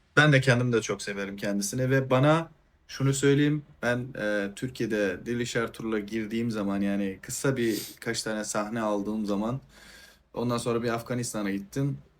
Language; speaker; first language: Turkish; non-native, fluent; Persian